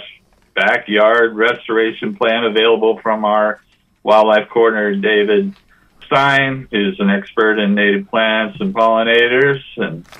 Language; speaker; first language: English; native; English